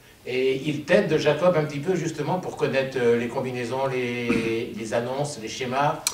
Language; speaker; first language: French; native; French